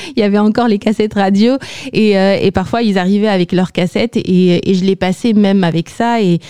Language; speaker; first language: French; non-native, local second language; Kabyle